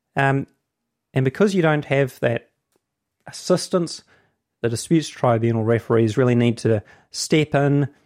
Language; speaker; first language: English; native; English